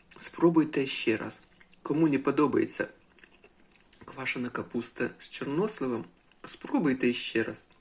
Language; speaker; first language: Ukrainian; native; Ukrainian